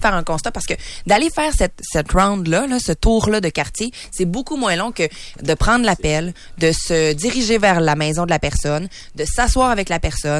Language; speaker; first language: French; native; French